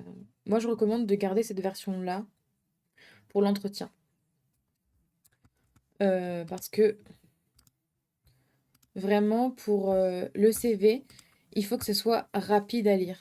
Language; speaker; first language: French; native; French